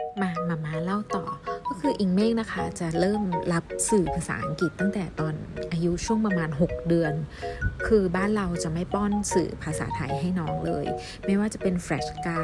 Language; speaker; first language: Thai; native; Thai